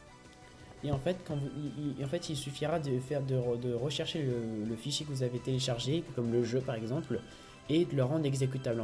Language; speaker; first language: French; native; French